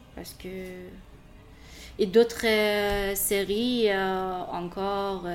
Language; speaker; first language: French; non-native, learner; Persian